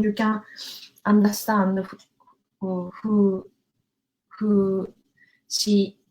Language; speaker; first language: English; non-native, learner; Japanese